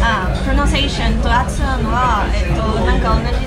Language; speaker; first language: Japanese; non-native, learner; French